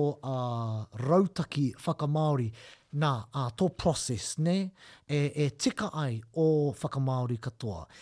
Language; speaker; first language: Māori; non-native, local second language; English